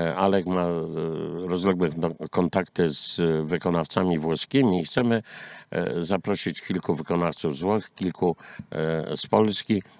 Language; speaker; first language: Polish; native; Polish